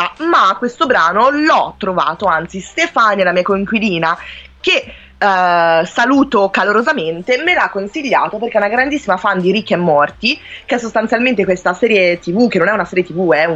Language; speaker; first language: Italian; native; Italian